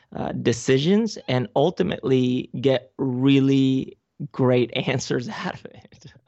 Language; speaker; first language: English; non-native, fluent; Spanish